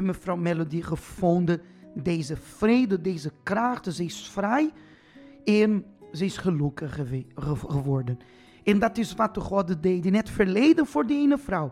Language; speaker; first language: Dutch; non-native, fluent; Portuguese